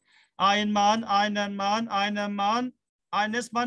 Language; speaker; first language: German; non-native, fluent; Turkish